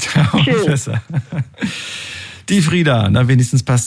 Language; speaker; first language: German; native; German